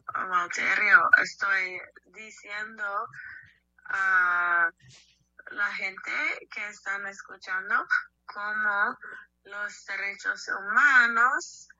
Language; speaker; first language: Spanish; non-native, learner; English